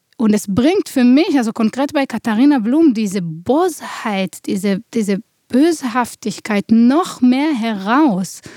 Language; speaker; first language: German; non-native, fluent; Hebrew